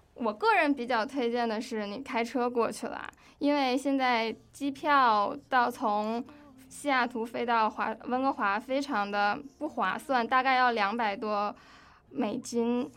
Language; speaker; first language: Chinese; native; Chinese